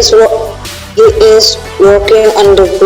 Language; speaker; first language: English; non-native, learner; Indonesian